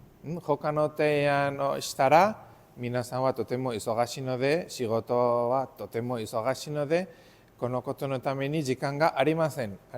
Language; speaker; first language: Japanese; non-native, learner; Spanish